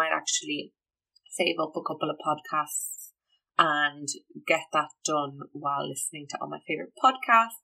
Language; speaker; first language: English; native; English